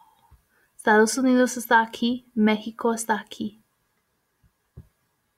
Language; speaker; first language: Spanish; non-native, fluent; English